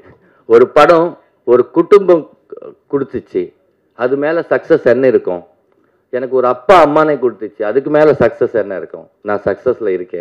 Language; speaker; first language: Tamil; non-native, learner; Telugu